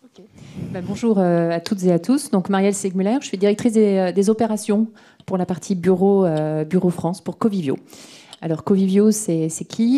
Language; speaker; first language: French; native; French